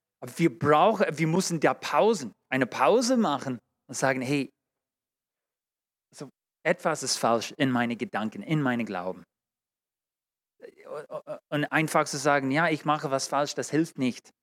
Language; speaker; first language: German; non-native, fluent; English